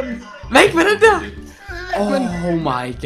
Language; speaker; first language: Danish; native; Danish